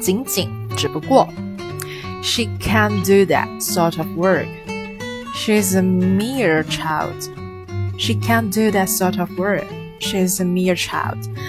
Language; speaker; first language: English; non-native, fluent; Chinese